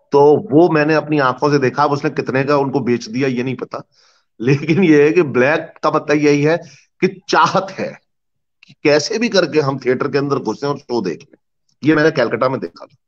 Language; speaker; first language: Hindi; native; Hindi